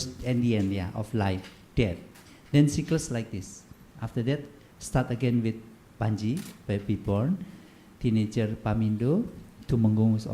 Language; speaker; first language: English; non-native, learner; Indonesian